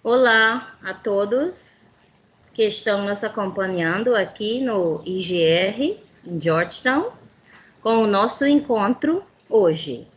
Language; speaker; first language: Portuguese; non-native, fluent; English